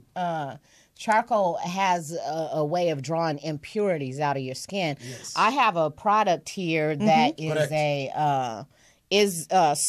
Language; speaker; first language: English; native; English